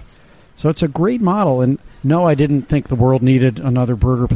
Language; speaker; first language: English; native; English